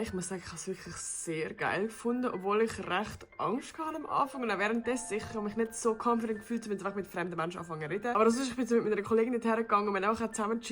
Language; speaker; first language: German; native; German